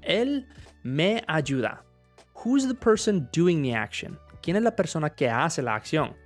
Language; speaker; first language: Spanish; non-native, fluent; English